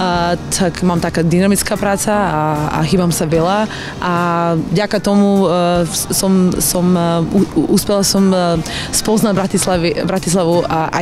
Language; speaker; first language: Slovak; non-native, learner; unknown